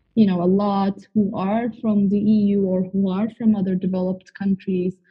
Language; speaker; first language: English; non-native, fluent; Turkish